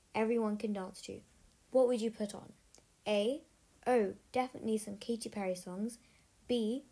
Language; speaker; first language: English; native; English